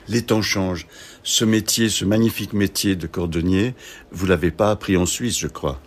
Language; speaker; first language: French; native; French